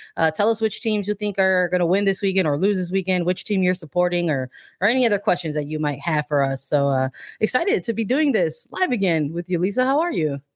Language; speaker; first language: English; native; English